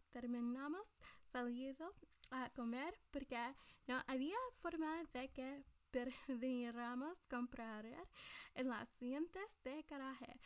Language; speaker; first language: Spanish; non-native, learner; English